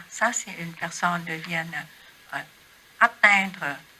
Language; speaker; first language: French; non-native, learner; Vietnamese